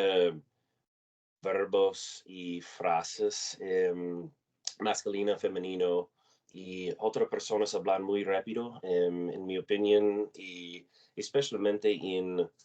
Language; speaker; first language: Spanish; non-native, learner; English